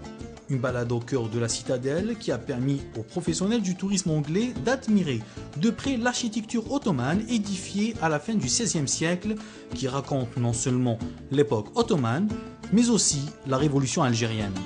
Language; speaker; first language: French; native; French